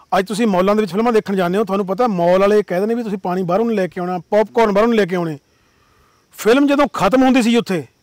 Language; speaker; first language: Punjabi; native; Punjabi